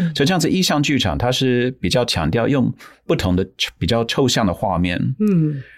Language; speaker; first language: Chinese; non-native, fluent; English